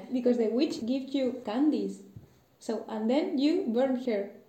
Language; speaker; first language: English; non-native, learner; Spanish